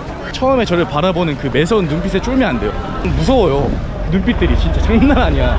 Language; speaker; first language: Korean; native; Korean